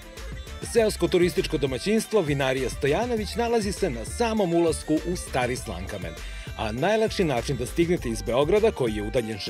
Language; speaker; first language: Serbian; native; Serbian